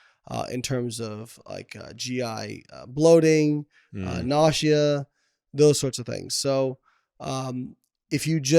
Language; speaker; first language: English; native; English